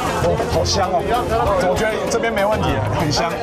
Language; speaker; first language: Chinese; native; Chinese